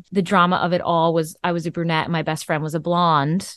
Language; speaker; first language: English; native; English